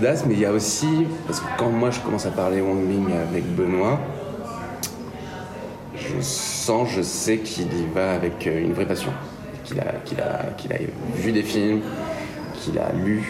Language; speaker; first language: French; native; French